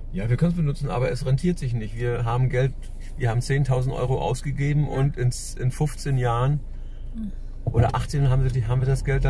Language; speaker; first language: German; native; German